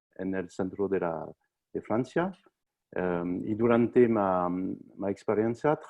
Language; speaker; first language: Spanish; non-native, learner; French